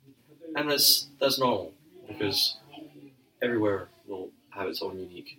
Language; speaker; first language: English; native; English